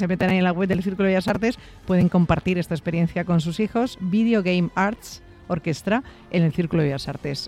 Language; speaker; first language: Spanish; native; Spanish